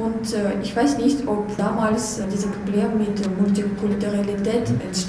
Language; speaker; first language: German; non-native, fluent; Russian